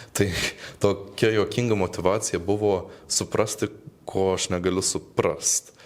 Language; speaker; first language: Lithuanian; early bilingual, heritage; Lithuanian